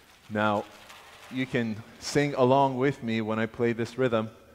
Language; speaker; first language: English; non-native, fluent; Persian